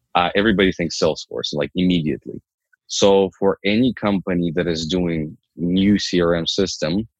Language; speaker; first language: English; non-native, fluent; Ukrainian